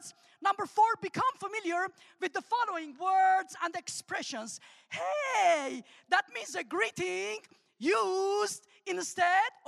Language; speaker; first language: English; non-native, fluent; Armenian